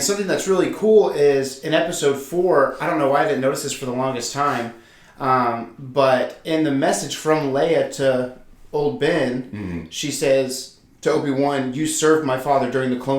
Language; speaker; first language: English; native; English